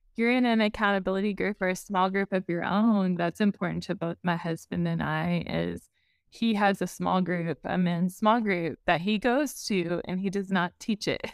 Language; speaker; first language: English; native; English